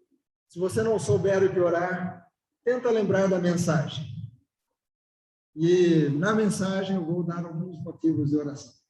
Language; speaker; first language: Portuguese; native; Portuguese